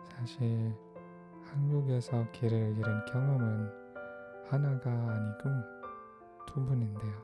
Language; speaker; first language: Korean; non-native, fluent; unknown